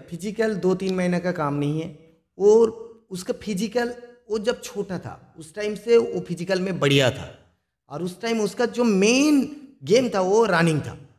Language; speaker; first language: Hindi; non-native, local second language; Bangla